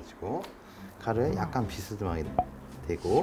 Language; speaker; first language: Korean; native; Korean